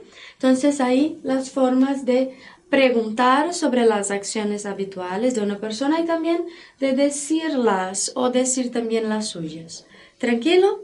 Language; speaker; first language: Spanish; non-native, fluent; Portuguese